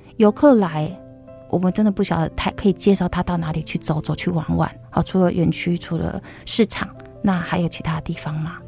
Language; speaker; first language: Chinese; native; Chinese